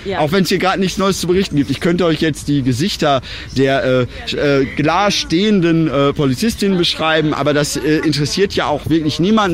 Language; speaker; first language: German; native; German